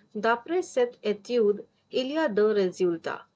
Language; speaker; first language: French; non-native, fluent; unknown